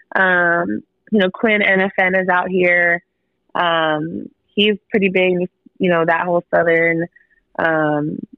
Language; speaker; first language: English; native; English